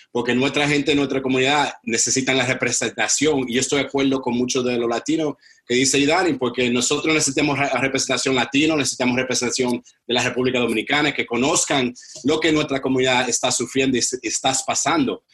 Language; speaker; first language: Spanish; early bilingual, heritage; Spanish